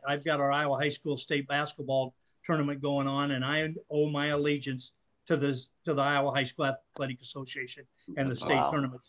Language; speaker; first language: English; native; English